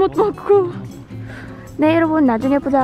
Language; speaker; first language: Korean; non-native, fluent; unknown